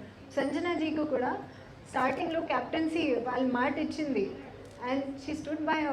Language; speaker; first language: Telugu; non-native, learner; Hindi